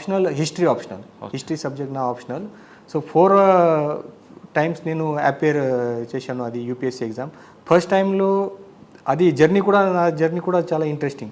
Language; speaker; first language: Telugu; non-native, learner; Marathi